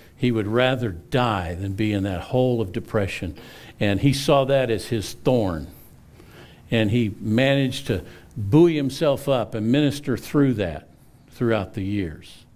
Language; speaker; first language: English; native; English